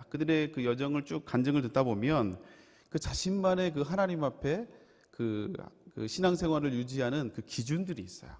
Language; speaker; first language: Korean; native; Korean